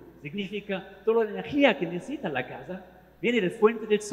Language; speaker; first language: Spanish; non-native, fluent; German